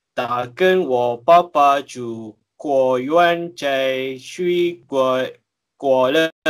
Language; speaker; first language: Chinese; non-native, learner; Malay